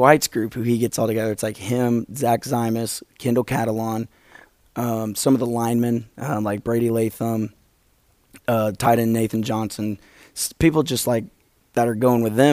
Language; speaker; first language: English; native; English